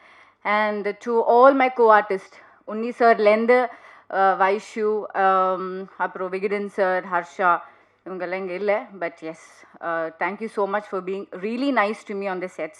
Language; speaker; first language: Tamil; non-native, learner; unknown